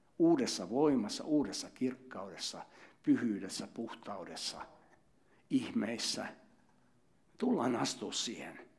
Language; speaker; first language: Finnish; native; Finnish